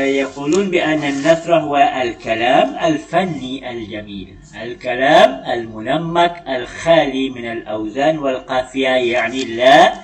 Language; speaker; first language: Arabic; non-native, fluent; Malay